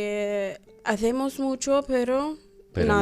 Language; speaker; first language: Spanish; non-native, learner; Arabic